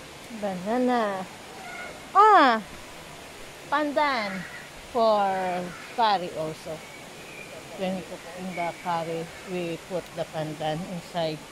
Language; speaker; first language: English; non-native, learner; Filipino